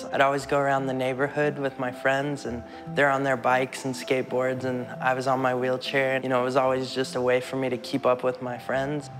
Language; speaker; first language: English; native; English